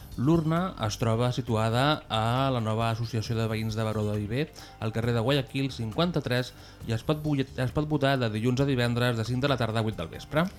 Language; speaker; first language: Catalan; native; Catalan